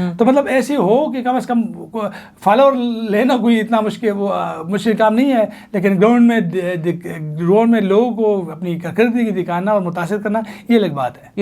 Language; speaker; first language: Urdu; non-native, local second language; Pashto